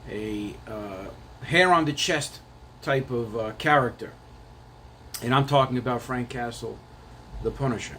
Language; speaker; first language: English; native; English